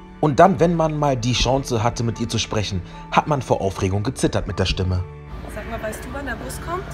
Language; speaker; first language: German; native; German